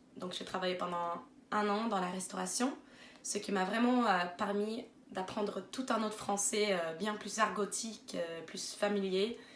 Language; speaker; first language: French; non-native, fluent; Norwegian